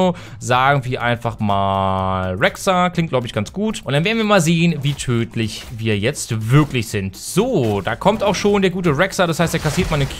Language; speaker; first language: German; native; German